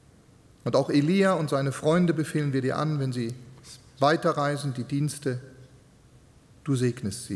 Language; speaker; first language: German; native; German